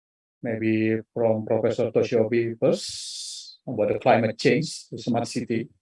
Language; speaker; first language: English; non-native, fluent; Indonesian